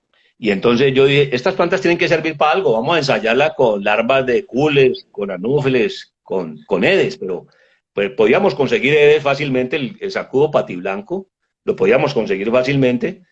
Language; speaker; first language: Spanish; native; Spanish